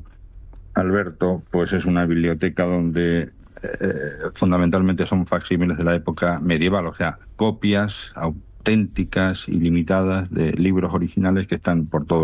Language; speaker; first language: Spanish; native; Spanish